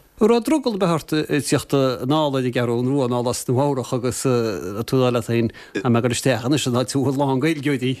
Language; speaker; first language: Irish; native; Irish